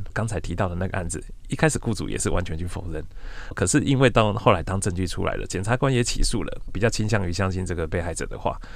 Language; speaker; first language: Chinese; native; Chinese